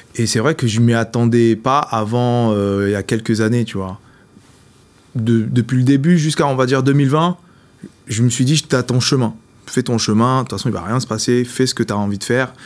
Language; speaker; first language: French; native; French